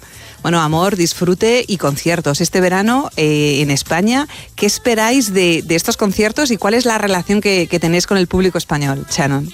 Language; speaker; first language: Spanish; native; Spanish